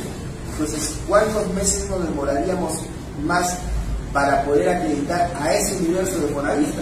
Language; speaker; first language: Spanish; native; Spanish